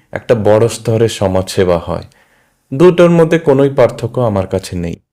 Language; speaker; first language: Bangla; early bilingual, heritage; Bangla